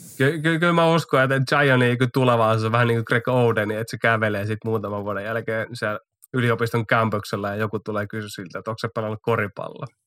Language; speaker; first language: Finnish; native; Finnish